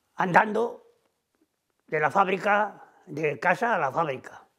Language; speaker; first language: Spanish; native; Spanish